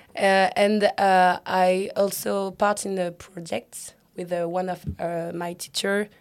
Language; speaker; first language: English; non-native, learner; French